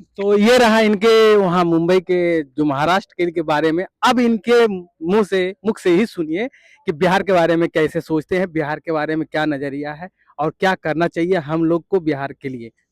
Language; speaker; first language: Hindi; native; Hindi